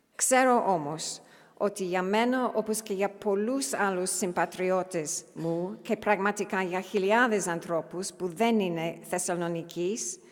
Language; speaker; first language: Greek; non-native, learner; English